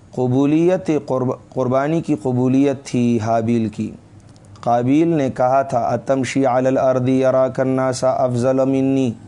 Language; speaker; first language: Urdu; non-native, local second language; Pashto